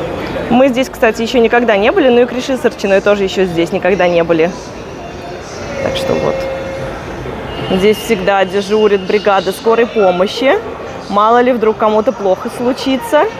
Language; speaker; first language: Russian; native; Russian